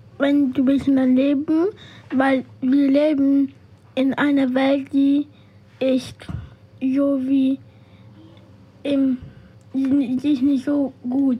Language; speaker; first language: German; non-native, learner; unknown